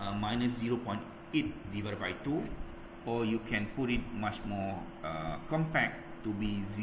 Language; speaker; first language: English; non-native, local second language; Malay